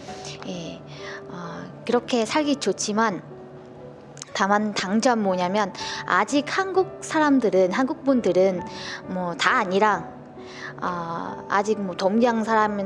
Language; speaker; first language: Korean; non-native, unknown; Vietnamese